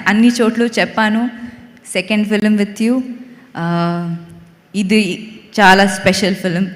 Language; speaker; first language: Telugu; non-native, fluent; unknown